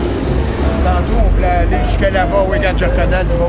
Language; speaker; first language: French; native; French